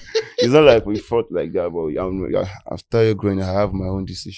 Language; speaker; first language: English; non-native, local second language; Yoruba